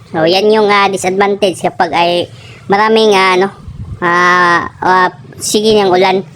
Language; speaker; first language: Filipino; native; Filipino